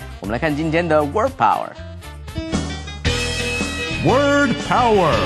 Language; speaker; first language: Chinese; native; Chinese